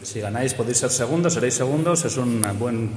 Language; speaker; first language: Spanish; native; Spanish